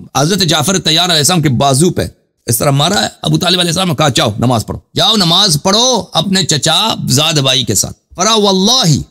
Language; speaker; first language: Urdu; non-native, fluent; Persian